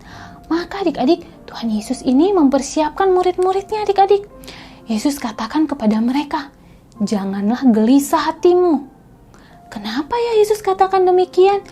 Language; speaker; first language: Indonesian; native; Indonesian